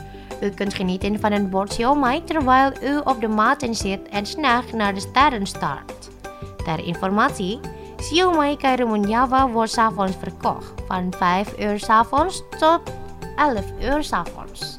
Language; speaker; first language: Dutch; non-native, fluent; Indonesian